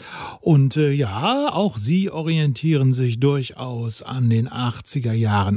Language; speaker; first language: German; native; German